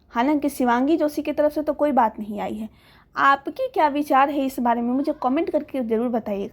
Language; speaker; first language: Hindi; native; Hindi